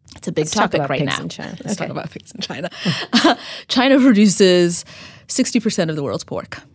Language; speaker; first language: English; non-native, fluent; Amharic